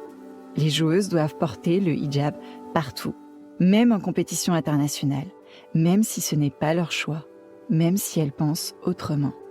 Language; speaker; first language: French; native; French